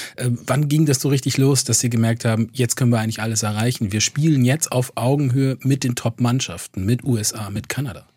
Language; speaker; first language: German; native; German